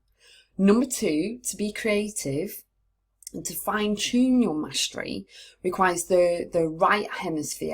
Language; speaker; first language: English; native; English